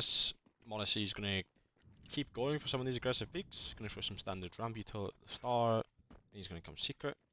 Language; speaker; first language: English; native; English